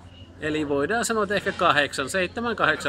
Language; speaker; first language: Finnish; native; Finnish